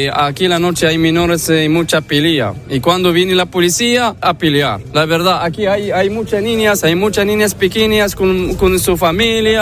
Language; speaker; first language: Spanish; non-native, learner; Arabic